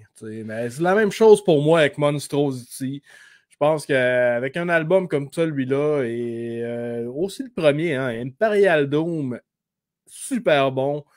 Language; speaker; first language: French; native; French